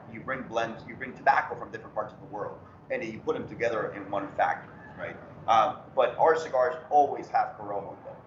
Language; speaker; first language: English; early bilingual, other home language; Spanish